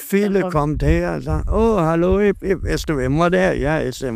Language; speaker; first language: German; non-native, learner; Danish